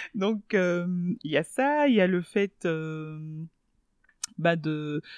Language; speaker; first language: French; non-native, fluent; Swahili